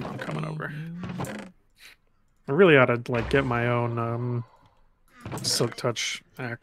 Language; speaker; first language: English; native; English